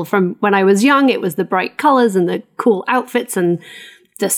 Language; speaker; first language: English; native; English